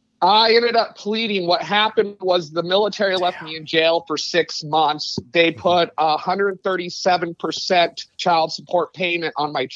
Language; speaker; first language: English; native; English